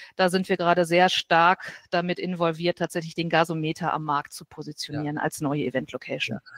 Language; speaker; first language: German; native; German